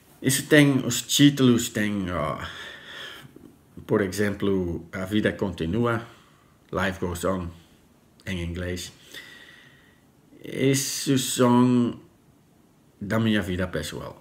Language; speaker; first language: Portuguese; non-native, learner; Dutch